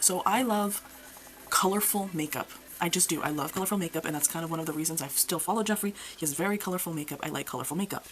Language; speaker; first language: English; native; English